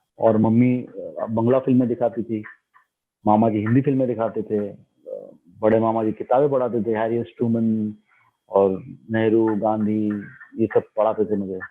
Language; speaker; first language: Hindi; non-native, local second language; Bangla